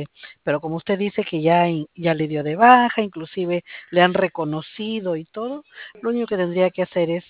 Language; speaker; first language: Spanish; native; Spanish